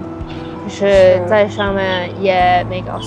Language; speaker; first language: Chinese; non-native, learner; English